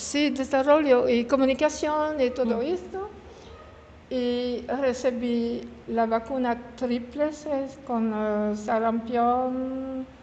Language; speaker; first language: Spanish; non-native, learner; French